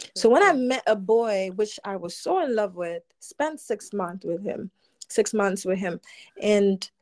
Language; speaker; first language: English; non-native, local second language; Akan